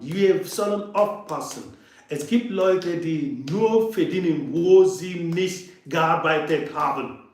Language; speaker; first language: German; non-native, fluent; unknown